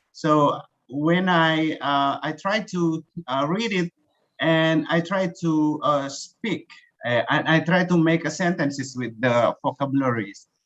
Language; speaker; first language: English; non-native, fluent; Indonesian